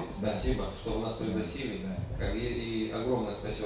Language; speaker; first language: Russian; native; Russian